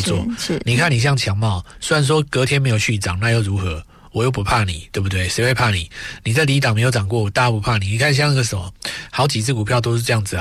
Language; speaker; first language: Chinese; native; Chinese